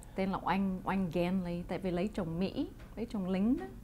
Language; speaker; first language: Vietnamese; early bilingual, heritage; Vietnamese